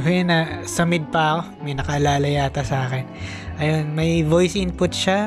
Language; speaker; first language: Filipino; native; Filipino